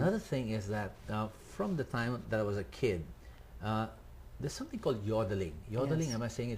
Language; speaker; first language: English; non-native, fluent; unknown